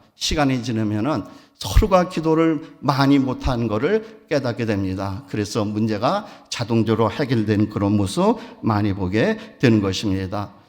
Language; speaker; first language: Korean; native; Korean